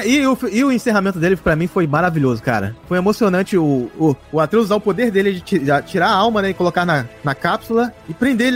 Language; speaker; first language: Portuguese; native; Portuguese